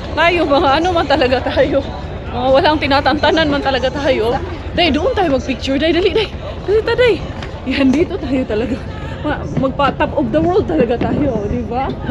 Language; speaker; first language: Filipino; non-native, local second language; Cebuano